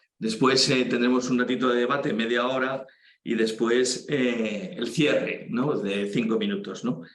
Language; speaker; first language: Spanish; native; Spanish